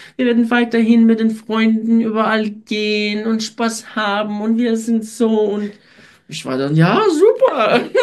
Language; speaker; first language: German; non-native, fluent; Russian